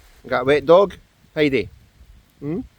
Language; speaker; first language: English; native; English